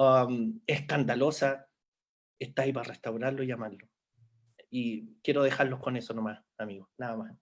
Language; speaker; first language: Spanish; native; Spanish